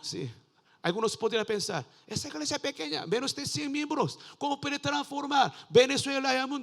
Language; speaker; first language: Spanish; non-native, learner; Korean